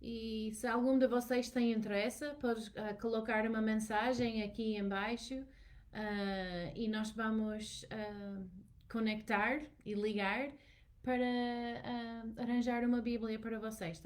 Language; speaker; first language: Portuguese; non-native, learner; English